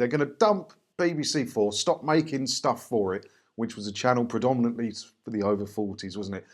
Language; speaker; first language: English; native; English